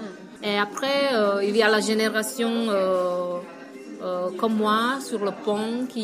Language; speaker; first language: French; non-native, fluent; Vietnamese